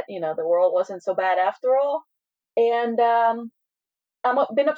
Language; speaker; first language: English; non-native, fluent; Spanish